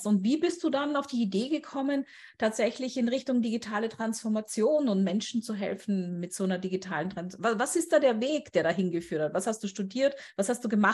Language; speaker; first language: German; native; German